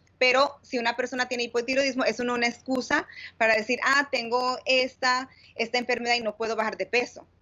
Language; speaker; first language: Spanish; early bilingual, heritage; Spanish